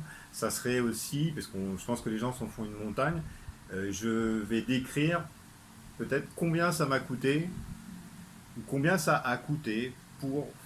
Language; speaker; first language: French; native; French